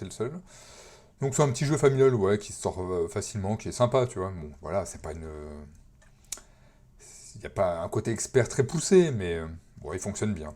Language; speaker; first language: French; native; French